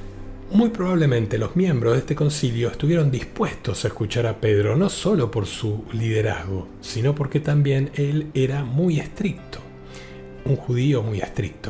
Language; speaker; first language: Spanish; native; Spanish